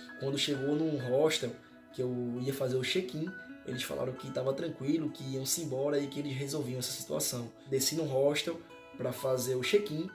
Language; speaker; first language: Portuguese; native; Portuguese